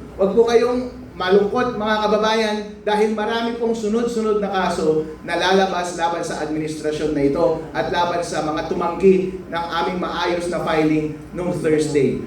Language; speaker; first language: Filipino; non-native, local second language; Iloko